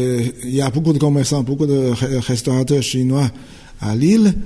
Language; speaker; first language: French; non-native, fluent; Chinese